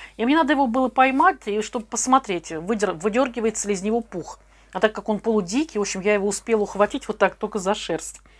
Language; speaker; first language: Russian; native; Russian